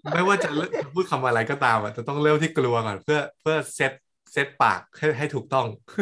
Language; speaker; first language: Thai; native; Thai